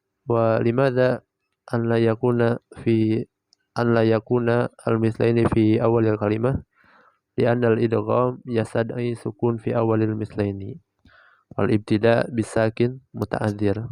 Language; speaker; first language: Arabic; non-native, learner; Indonesian